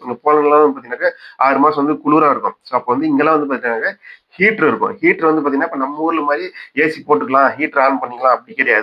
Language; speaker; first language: Tamil; native; Tamil